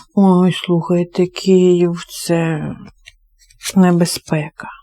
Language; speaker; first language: Ukrainian; non-native, local second language; Russian